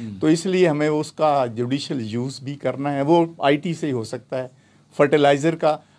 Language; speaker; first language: Urdu; non-native, local second language; Punjabi